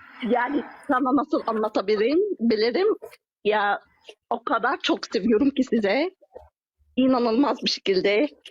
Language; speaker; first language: Turkish; non-native, fluent; Arabic